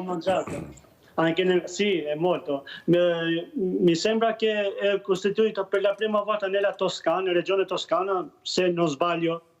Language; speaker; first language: Italian; non-native, learner; Albanian